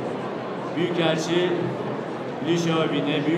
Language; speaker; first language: Turkish; native; Turkish